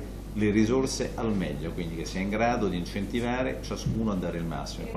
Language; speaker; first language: Italian; native; Italian